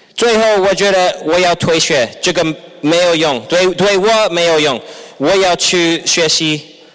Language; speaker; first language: Chinese; non-native, fluent; English